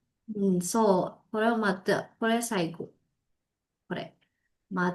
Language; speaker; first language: Japanese; non-native, learner; Indonesian